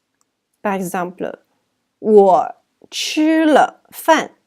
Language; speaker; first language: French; non-native, fluent; Chinese